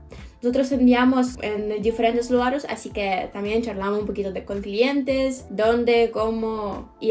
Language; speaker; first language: Spanish; non-native, fluent; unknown